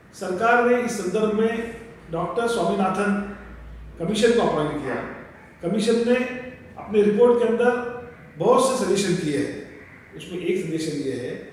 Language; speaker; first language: Hindi; non-native, local second language; Marathi